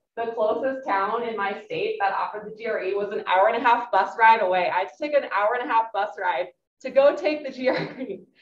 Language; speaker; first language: English; native; English